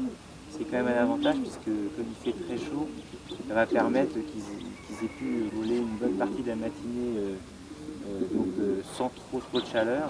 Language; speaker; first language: French; native; French